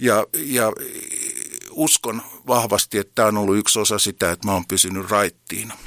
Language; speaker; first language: Finnish; native; Finnish